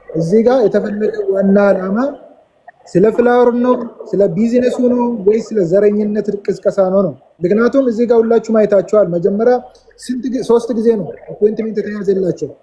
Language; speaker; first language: Amharic; non-native, local second language; Oromo